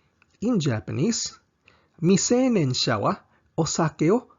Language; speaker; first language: Japanese; non-native, fluent; English